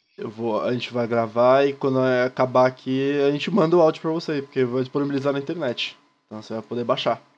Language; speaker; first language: Portuguese; native; Portuguese